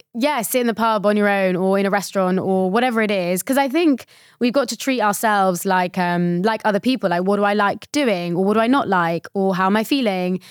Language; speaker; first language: English; early bilingual, other home language; Swahili